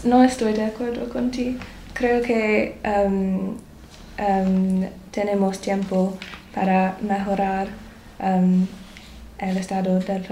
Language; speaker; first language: Spanish; non-native, learner; English